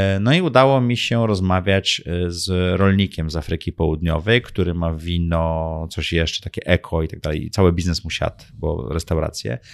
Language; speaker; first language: Polish; early bilingual, heritage; Polish